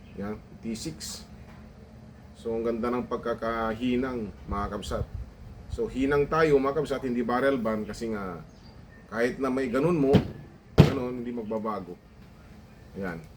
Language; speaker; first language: Filipino; non-native, local second language; Iloko